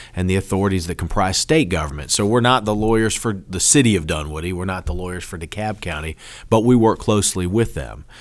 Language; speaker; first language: English; native; English